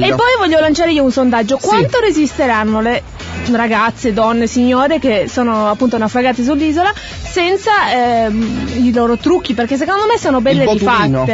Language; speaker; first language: Italian; native; Italian